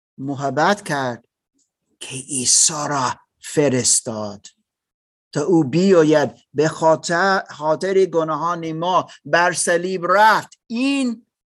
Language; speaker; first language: Persian; non-native, learner; German